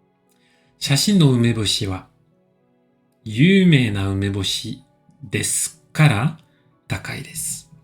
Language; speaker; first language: Japanese; non-native, fluent; French